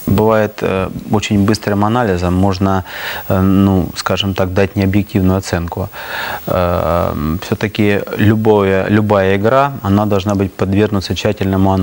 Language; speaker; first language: Russian; native; Russian